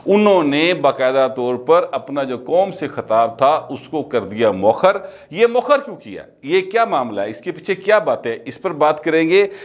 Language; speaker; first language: Urdu; non-native, local second language; Punjabi